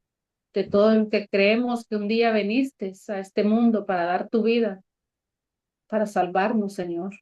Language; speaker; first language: Spanish; native; Spanish